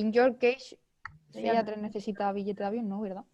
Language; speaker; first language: Spanish; native; Spanish